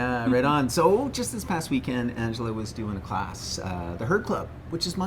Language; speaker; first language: English; native; English